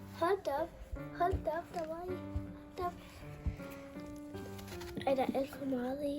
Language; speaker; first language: Danish; early bilingual, other home language; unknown